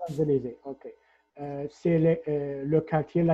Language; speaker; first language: French; non-native, learner; English